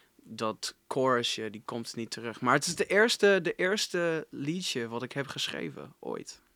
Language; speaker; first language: Dutch; non-native, fluent; English